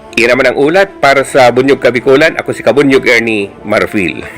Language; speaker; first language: Filipino; non-native, local second language; Bikol